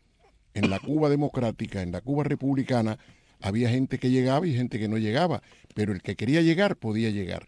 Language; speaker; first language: Spanish; native; Spanish